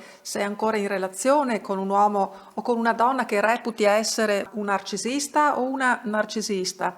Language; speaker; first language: Italian; native; Italian